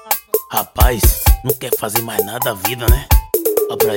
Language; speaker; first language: Portuguese; native; Portuguese